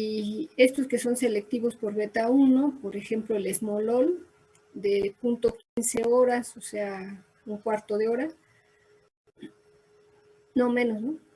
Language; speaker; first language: Spanish; native; Spanish